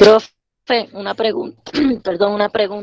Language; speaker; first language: Spanish; native; Spanish